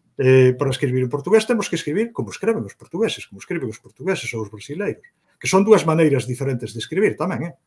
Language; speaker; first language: Galician; native; Galician